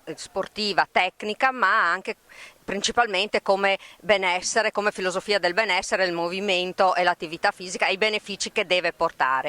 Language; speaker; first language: Italian; native; Italian